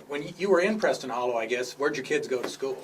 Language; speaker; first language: English; native; English